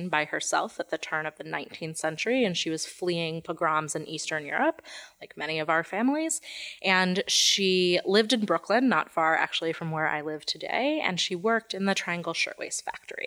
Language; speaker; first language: English; native; English